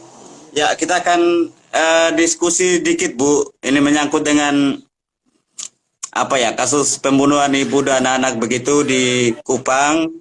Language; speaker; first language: Indonesian; native; Indonesian